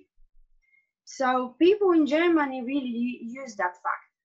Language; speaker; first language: English; non-native, fluent; Polish